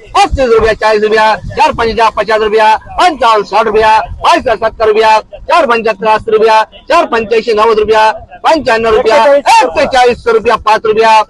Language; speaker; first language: Hindi; non-native, local second language; Marathi